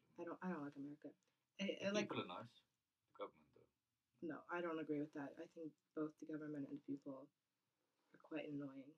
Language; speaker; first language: English; non-native, fluent; Kazakh